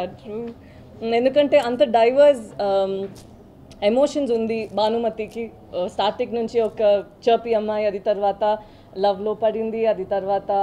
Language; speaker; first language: Telugu; non-native, learner; Tamil